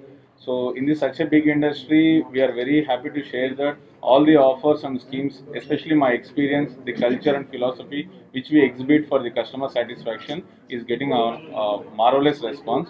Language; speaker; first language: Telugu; native; Telugu